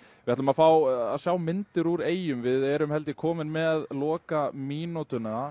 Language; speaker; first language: Icelandic; native; Icelandic